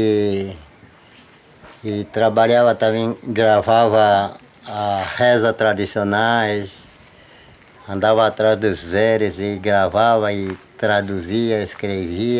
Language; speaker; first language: Portuguese; non-native, local second language; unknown